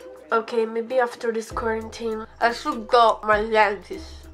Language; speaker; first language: English; non-native, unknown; Italian